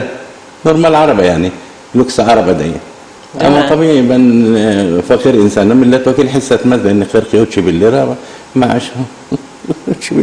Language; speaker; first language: Turkish; non-native, learner; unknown